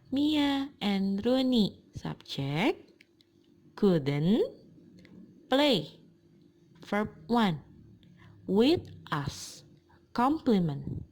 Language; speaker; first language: English; non-native, fluent; Indonesian